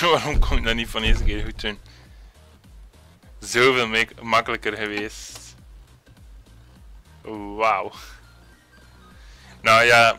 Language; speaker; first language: Dutch; native; Dutch